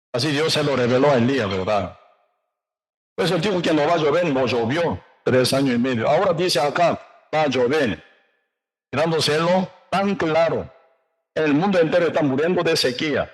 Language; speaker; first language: Spanish; non-native, learner; Korean